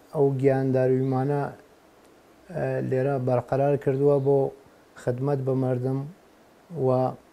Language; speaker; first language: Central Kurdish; non-native, local second language; Gurani